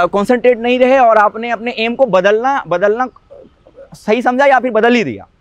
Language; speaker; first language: Hindi; native; Hindi